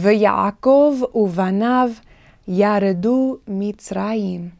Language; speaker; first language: Hebrew; non-native, fluent; English